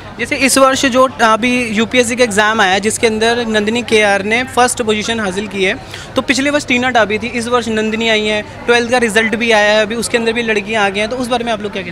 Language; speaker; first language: Hindi; native; Hindi